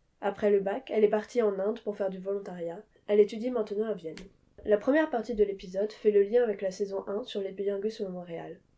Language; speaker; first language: French; native; French